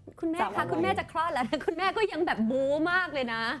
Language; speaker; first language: Thai; native; Thai